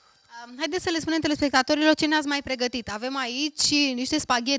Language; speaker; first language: Romanian; native; Romanian